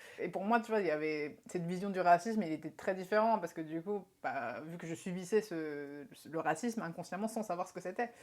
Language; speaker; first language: French; early bilingual, other home language; Japanese